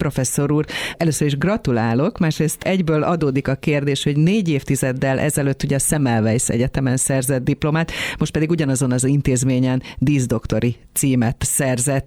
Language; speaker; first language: Hungarian; native; Hungarian